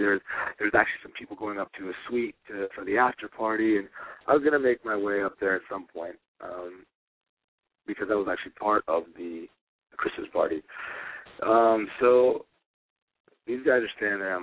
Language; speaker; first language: English; native; English